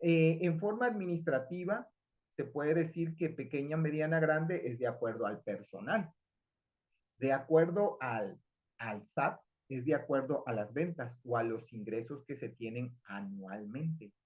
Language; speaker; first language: Spanish; native; Spanish